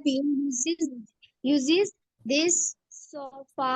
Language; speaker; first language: English; non-native, learner; Urdu